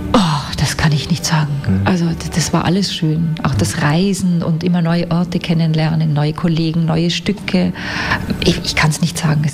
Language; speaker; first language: German; native; German